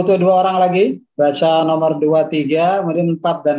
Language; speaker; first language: Indonesian; native; Indonesian